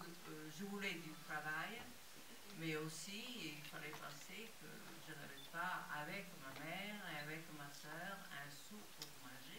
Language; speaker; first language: French; non-native, fluent; Italian